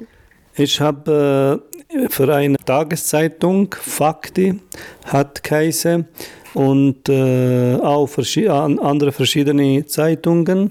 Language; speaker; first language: German; non-native, fluent; Albanian